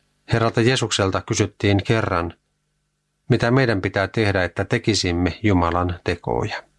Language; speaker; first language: Finnish; native; Finnish